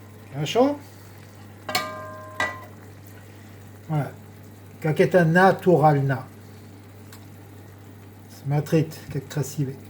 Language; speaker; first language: Russian; non-native, learner; French